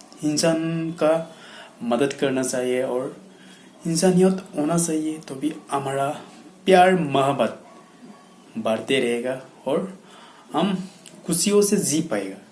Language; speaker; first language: Hindi; non-native, local second language; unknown